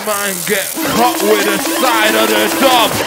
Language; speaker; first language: English; native; English